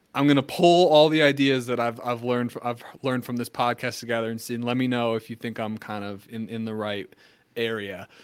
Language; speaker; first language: English; native; English